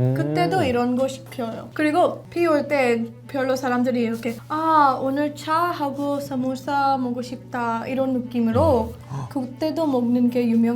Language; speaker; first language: Korean; non-native, fluent; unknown